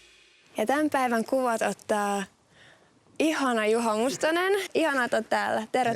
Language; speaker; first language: Finnish; native; Finnish